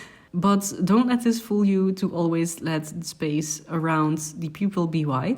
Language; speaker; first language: English; non-native, fluent; Dutch